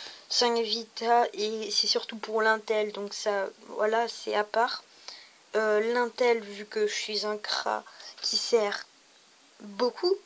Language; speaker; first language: French; native; French